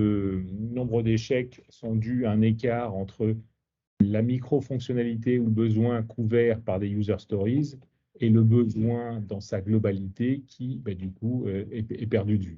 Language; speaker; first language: French; native; French